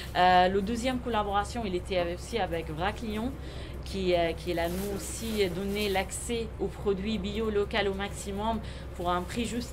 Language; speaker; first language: French; non-native, fluent; Arabic